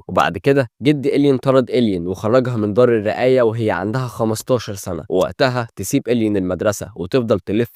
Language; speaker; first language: Arabic; native; Arabic